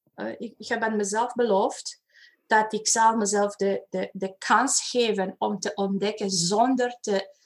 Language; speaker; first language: Dutch; non-native, fluent; Romanian